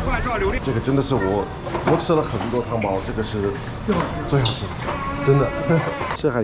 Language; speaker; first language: Chinese; non-native, fluent; English